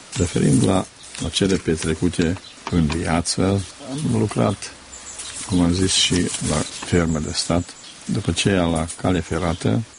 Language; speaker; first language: Romanian; native; Romanian